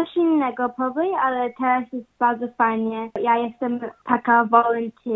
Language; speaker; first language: Polish; early bilingual, heritage; English